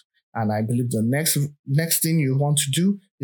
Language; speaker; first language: English; non-native, local second language; Yoruba